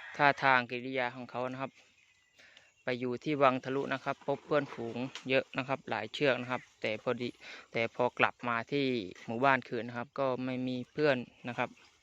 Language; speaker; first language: Thai; non-native, local second language; Khmer